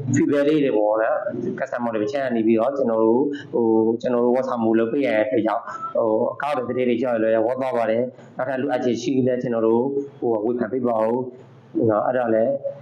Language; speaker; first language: Burmese; native; Burmese